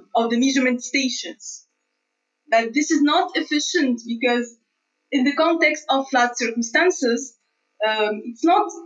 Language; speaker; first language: English; non-native, fluent; Arabic